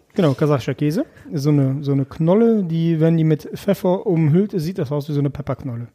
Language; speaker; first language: German; early bilingual, other home language; Russian